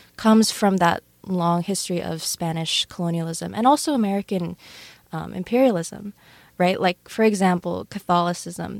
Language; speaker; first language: English; native; English